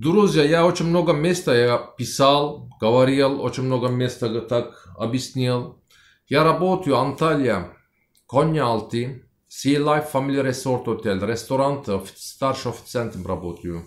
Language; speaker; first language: Russian; non-native, learner; Turkish